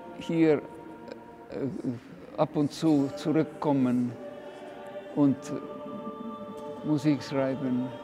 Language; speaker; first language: German; non-native, fluent; Estonian